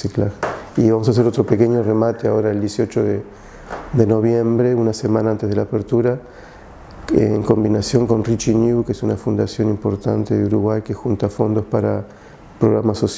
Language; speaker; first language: Spanish; native; Spanish